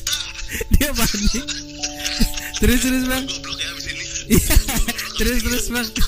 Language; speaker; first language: Indonesian; native; Indonesian